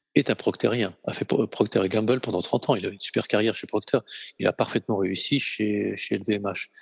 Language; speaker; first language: French; non-native, fluent; Ukrainian